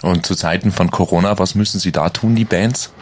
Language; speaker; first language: German; native; German